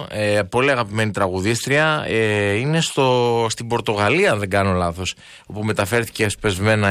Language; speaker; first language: Greek; native; Greek